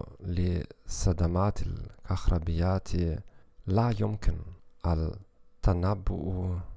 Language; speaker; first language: Arabic; non-native, learner; German